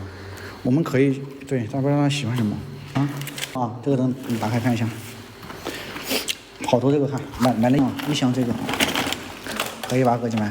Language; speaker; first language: Chinese; native; Chinese